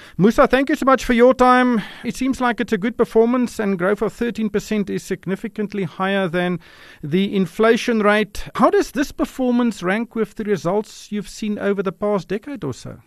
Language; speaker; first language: English; non-native, local second language; Afrikaans